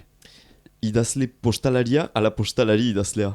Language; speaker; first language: Basque; native; Basque